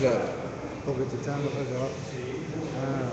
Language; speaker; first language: Spanish; native; Spanish